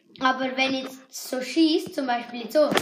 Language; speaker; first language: German; native; German